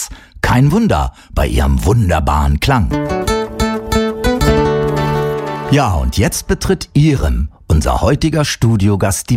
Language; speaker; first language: German; native; German